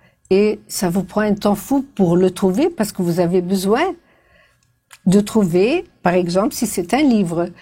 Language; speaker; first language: French; non-native, fluent; Portuguese